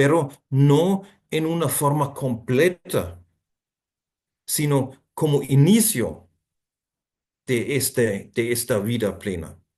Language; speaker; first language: Spanish; non-native, fluent; German